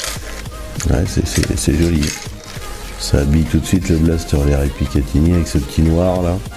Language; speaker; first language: French; native; French